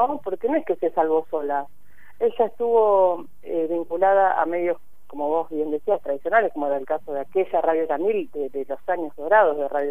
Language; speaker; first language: Spanish; native; Spanish